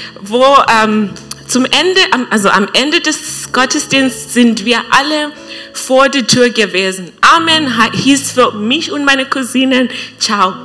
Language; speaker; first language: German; non-native, learner; English